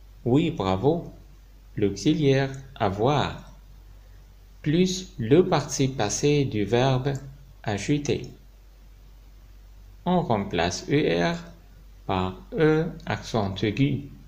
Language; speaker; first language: French; non-native, fluent; Arabic